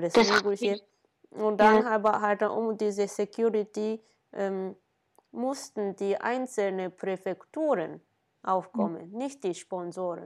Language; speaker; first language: German; non-native, fluent; Japanese